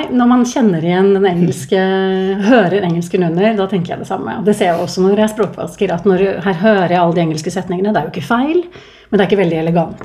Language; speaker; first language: Norwegian; native; Norwegian